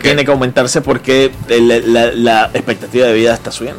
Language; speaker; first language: Spanish; native; Spanish